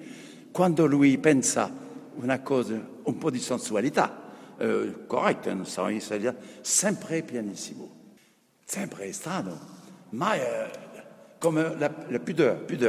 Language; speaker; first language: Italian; non-native, fluent; French